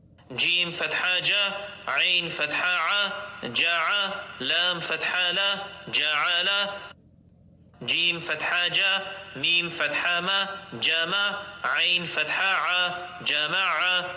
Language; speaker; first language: Arabic; non-native, fluent; Oromo